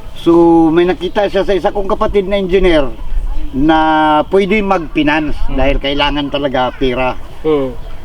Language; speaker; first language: Filipino; non-native, local second language; Hiligaynon